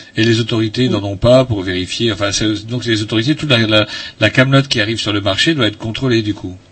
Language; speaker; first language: French; native; French